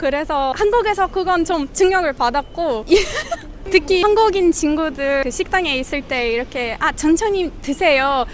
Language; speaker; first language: Korean; non-native, learner; Portuguese